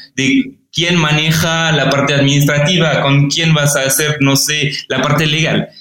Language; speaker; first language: Spanish; non-native, fluent; French